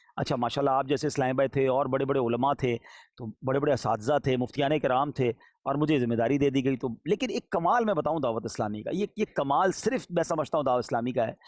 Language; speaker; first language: Urdu; native; Urdu